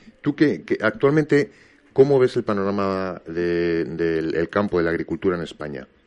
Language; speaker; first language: Spanish; native; Spanish